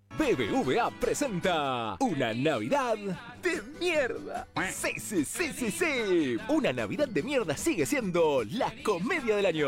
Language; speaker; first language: Spanish; native; Spanish